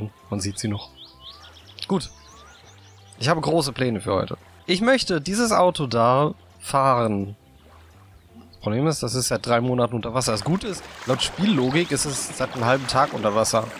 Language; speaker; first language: German; native; German